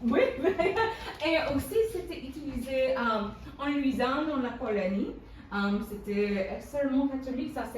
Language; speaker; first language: French; non-native, local second language; English